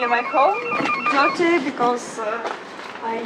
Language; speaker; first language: English; non-native, learner; Russian